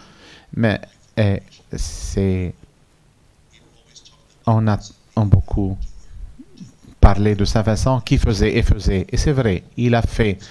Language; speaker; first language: French; non-native, fluent; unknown